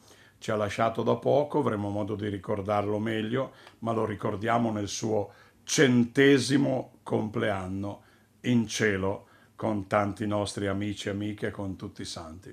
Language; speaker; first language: Italian; native; Italian